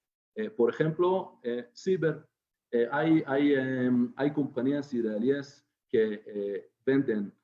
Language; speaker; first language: Spanish; non-native, fluent; Hebrew